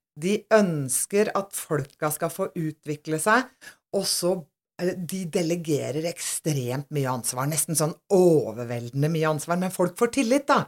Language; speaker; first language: Norwegian; native; Norwegian